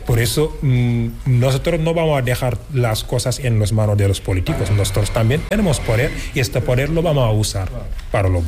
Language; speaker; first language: Spanish; non-native, fluent; Wolof